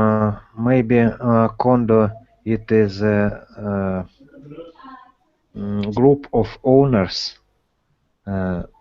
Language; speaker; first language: English; non-native, learner; Russian